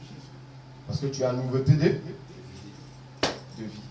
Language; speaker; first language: French; native; French